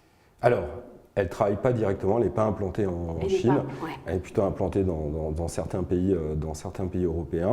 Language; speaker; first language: French; native; French